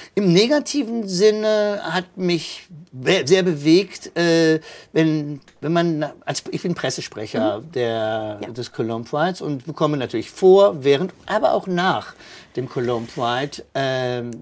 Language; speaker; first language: German; native; German